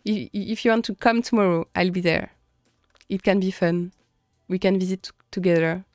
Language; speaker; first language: English; non-native, fluent; French